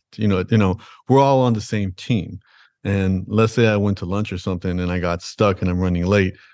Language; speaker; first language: English; native; English